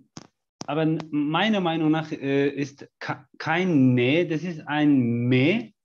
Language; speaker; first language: German; non-native, learner; Mongolian